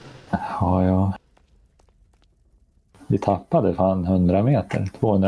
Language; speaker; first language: Swedish; native; Swedish